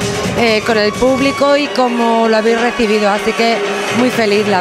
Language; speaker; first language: Spanish; native; Spanish